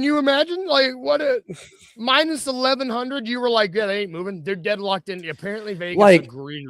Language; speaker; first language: English; native; English